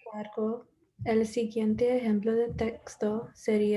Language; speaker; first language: Spanish; non-native, learner; English